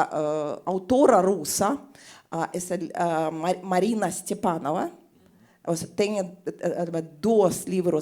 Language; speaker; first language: Portuguese; non-native, fluent; Russian